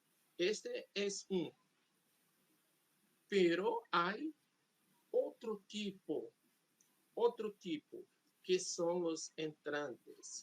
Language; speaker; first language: Spanish; non-native, fluent; Portuguese